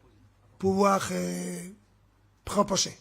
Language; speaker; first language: French; non-native, fluent; Spanish